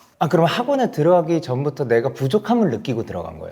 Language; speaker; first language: Korean; native; Korean